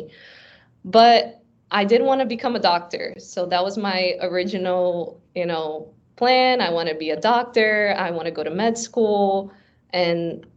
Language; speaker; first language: English; early bilingual, other home language; Portuguese